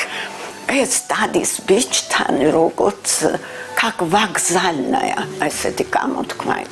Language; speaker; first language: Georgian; early bilingual, heritage; Georgian